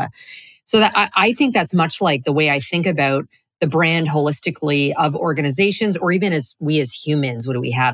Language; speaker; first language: English; native; English